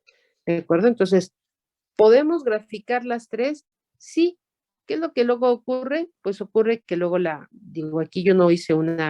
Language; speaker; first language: Spanish; native; Spanish